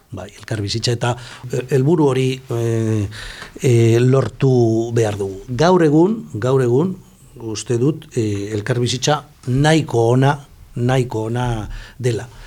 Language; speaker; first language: Basque; non-native, local second language; Spanish